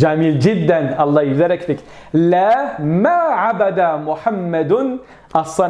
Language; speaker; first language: Arabic; non-native, fluent; French